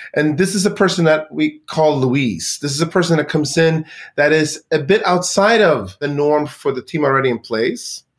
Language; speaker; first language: English; early bilingual, other home language; Swedish